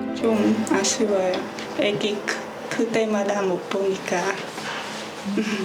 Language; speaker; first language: Korean; non-native, learner; Bangla